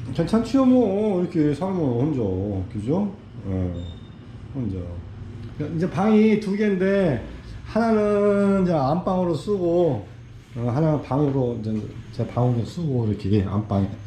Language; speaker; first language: Korean; native; Korean